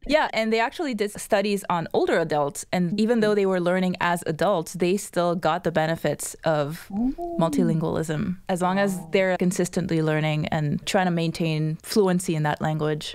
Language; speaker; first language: English; non-native, local second language; Morisyen